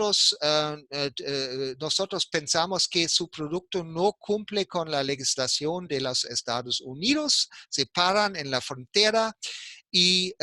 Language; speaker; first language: Spanish; non-native, fluent; German